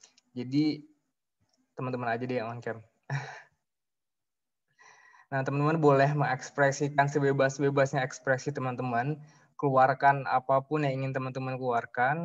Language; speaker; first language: Indonesian; native; Indonesian